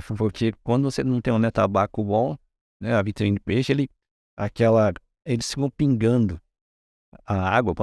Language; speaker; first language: Portuguese; early bilingual, other home language; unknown